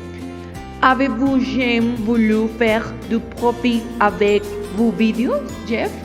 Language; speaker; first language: French; non-native, learner; Spanish